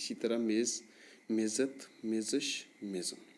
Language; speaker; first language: Persian; non-native, fluent; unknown